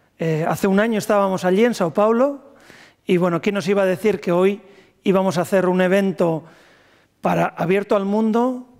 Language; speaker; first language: Spanish; native; Spanish